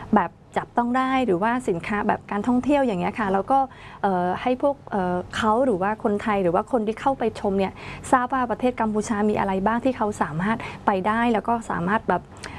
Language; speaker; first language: Thai; non-native, fluent; Khmer